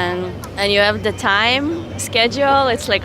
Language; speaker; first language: English; non-native, fluent; Hebrew